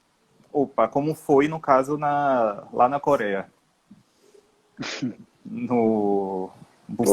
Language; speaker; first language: Portuguese; native; Portuguese